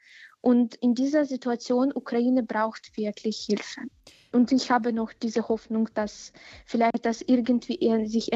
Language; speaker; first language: German; non-native, fluent; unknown